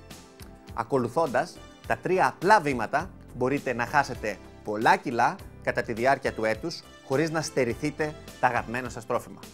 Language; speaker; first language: Greek; native; Greek